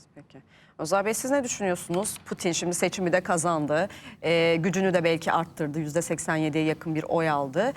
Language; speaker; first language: Turkish; native; Turkish